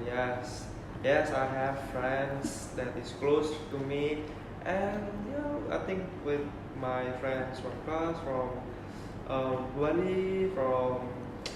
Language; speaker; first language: English; non-native, learner; Indonesian